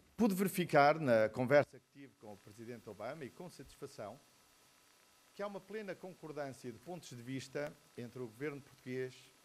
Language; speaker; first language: Portuguese; native; Portuguese